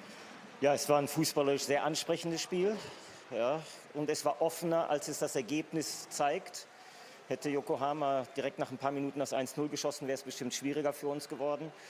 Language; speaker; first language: German; native; German